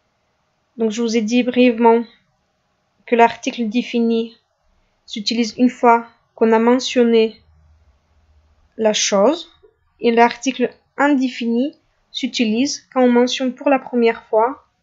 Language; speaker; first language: French; non-native, fluent; Russian